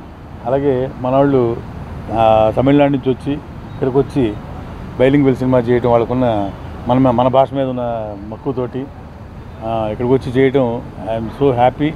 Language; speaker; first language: Telugu; native; Telugu